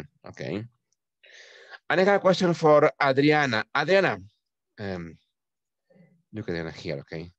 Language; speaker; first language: English; non-native, fluent; Spanish